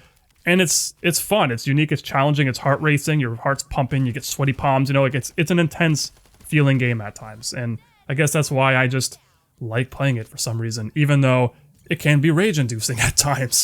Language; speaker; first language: English; native; English